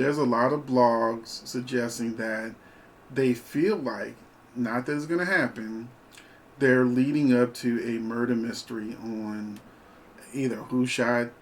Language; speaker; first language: English; native; English